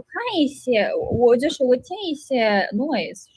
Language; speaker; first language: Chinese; non-native, learner; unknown